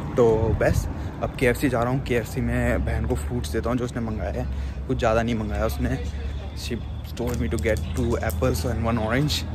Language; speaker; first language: Hindi; native; Hindi